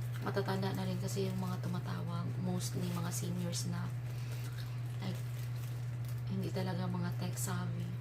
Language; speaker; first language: Filipino; native; Filipino